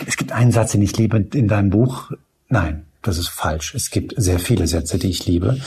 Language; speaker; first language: German; early bilingual, other home language; Spanish